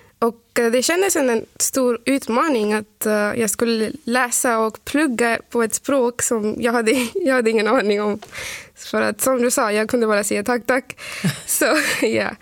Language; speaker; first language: Swedish; non-native, fluent; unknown